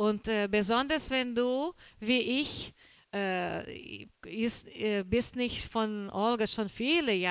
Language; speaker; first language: German; non-native, learner; Portuguese